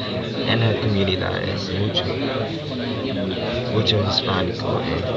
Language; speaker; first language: Spanish; non-native, learner; English